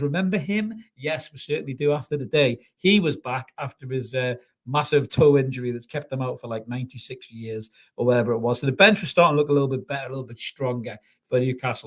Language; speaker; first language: English; native; English